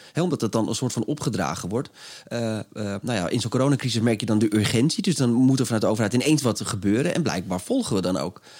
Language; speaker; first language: Dutch; native; Dutch